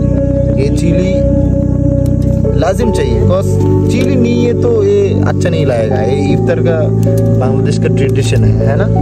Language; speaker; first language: Hindi; non-native, learner; Bangla